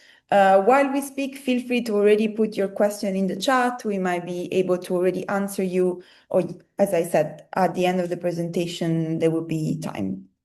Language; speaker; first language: English; non-native, fluent; Italian